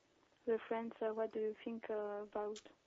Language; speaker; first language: English; non-native, learner; French